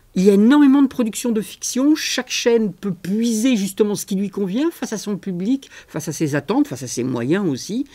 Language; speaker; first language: French; native; French